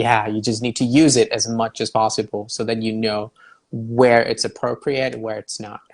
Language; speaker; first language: English; non-native, fluent; Thai